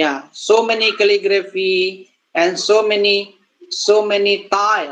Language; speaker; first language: English; non-native, learner; Indonesian